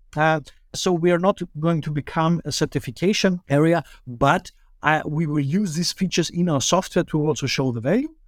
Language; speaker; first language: English; early bilingual, other home language; German